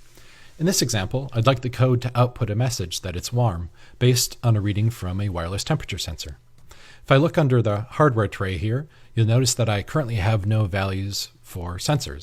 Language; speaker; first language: English; native; English